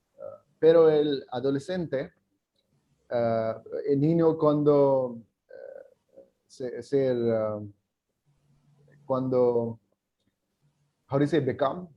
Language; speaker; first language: Spanish; non-native, learner; English